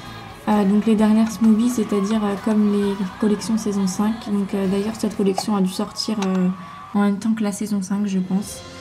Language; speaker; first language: French; native; French